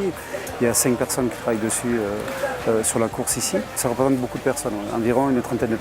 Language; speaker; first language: French; native; French